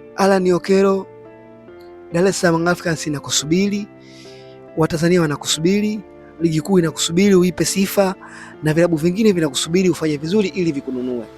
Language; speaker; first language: Swahili; native; Swahili